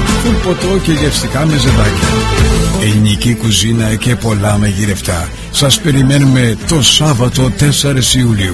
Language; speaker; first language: Greek; early bilingual, heritage; Greek